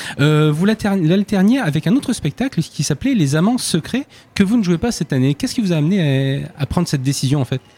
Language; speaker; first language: French; native; French